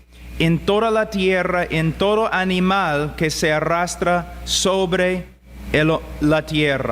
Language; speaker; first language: Spanish; non-native, fluent; English